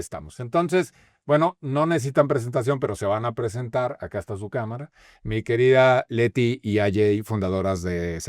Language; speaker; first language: Spanish; native; Spanish